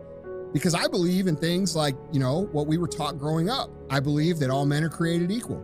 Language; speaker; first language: English; native; English